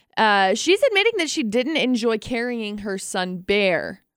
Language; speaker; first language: English; native; English